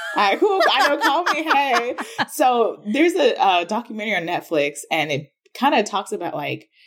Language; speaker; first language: English; early bilingual, other home language; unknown